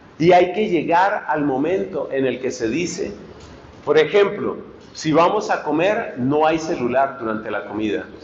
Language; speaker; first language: Spanish; native; Spanish